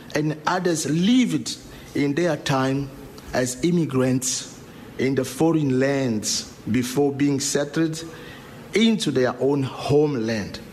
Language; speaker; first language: English; non-native, learner; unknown